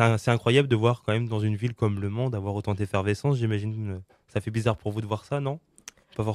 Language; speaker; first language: French; native; French